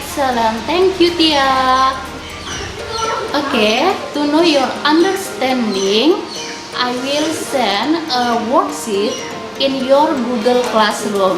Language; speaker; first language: English; non-native, learner; Indonesian